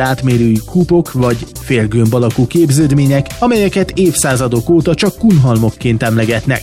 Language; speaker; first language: Hungarian; native; Hungarian